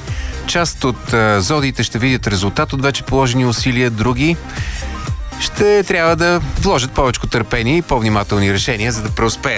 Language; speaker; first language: Bulgarian; native; Bulgarian